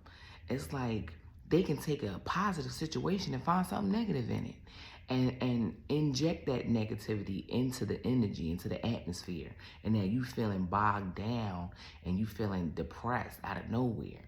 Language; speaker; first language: English; native; English